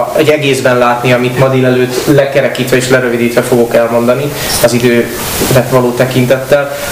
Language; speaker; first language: Hungarian; native; Hungarian